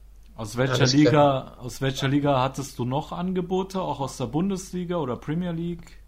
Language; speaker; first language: German; native; German